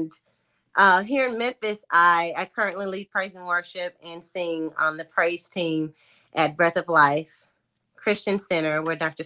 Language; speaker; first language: English; native; English